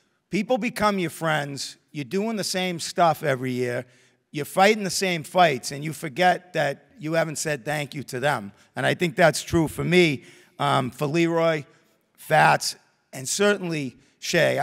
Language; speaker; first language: English; native; English